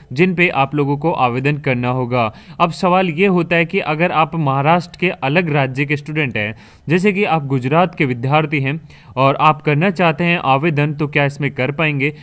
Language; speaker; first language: Hindi; native; Hindi